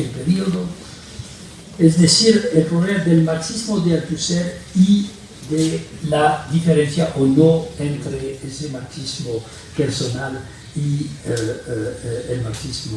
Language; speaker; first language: Spanish; non-native, fluent; French